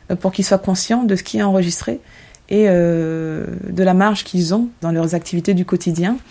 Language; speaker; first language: French; native; French